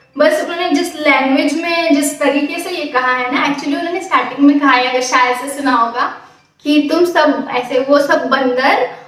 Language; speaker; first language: Hindi; non-native, local second language; Marathi